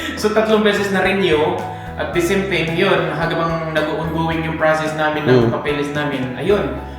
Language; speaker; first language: Filipino; native; Filipino